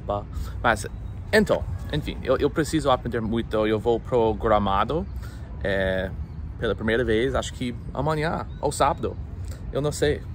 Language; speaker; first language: Portuguese; non-native, fluent; English